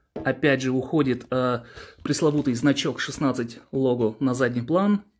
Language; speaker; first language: Russian; early bilingual, heritage; Russian